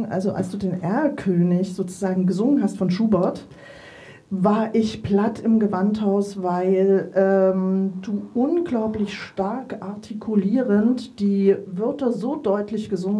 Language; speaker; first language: German; native; German